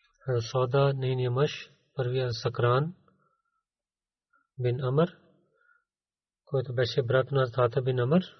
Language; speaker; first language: Bulgarian; non-native, learner; Urdu